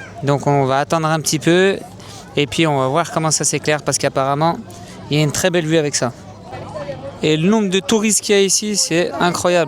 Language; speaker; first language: French; native; French